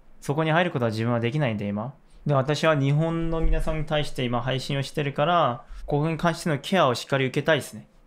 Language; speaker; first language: Japanese; non-native, fluent; Korean